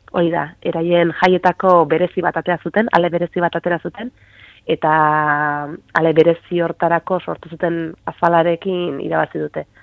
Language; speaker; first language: Basque; native; Basque